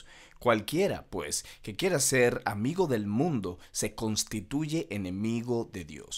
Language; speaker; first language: Spanish; native; Spanish